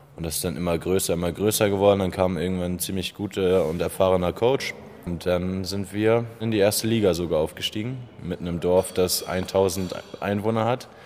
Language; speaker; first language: German; native; German